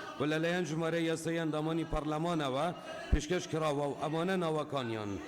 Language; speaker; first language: Central Kurdish; non-native, local second language; Kurdish